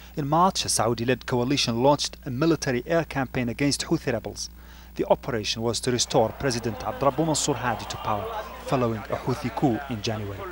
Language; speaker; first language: English; non-native, fluent; Arabic